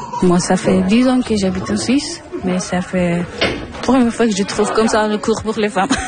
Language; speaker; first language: French; non-native, learner; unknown